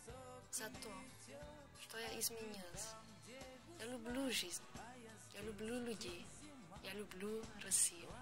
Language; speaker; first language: Russian; non-native, fluent; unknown